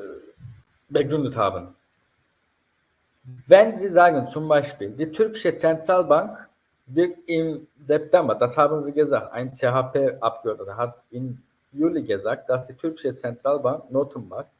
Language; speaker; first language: German; non-native, fluent; Turkish